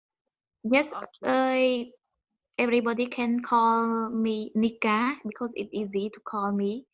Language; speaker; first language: English; non-native, learner; Khmer